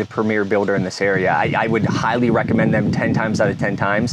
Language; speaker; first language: English; native; English